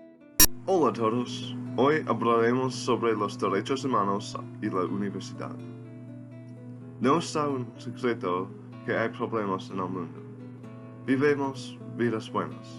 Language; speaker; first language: Spanish; non-native, learner; English